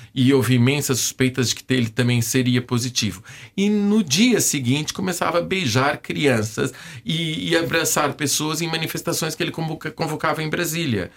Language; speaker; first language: Portuguese; native; Portuguese